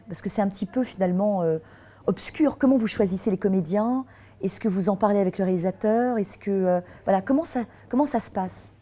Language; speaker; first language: French; native; French